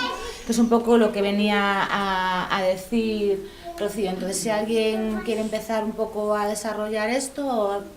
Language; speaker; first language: Spanish; native; Spanish